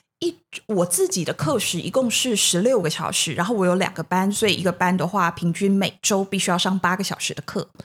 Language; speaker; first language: Chinese; native; Chinese